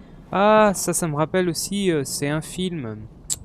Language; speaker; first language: French; native; French